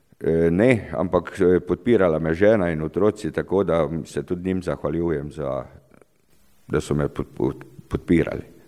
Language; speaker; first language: Slovenian; native; Slovenian